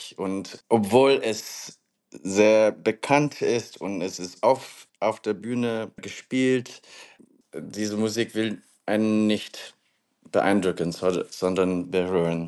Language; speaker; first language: German; non-native, fluent; English